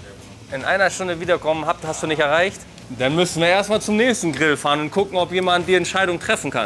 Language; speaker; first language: German; native; German